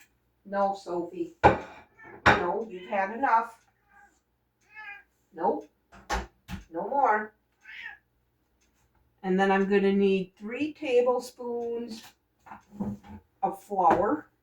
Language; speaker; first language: English; native; English